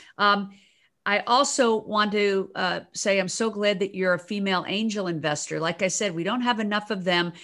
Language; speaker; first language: English; native; English